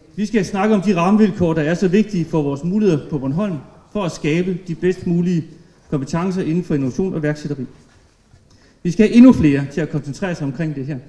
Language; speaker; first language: Danish; native; Danish